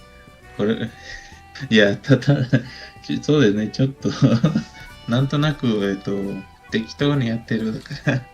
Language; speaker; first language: Japanese; non-native, learner; Spanish